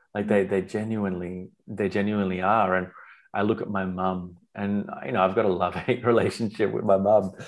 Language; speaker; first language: English; non-native, local second language; Sinhala